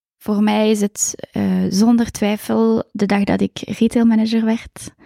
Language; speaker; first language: Dutch; native; Dutch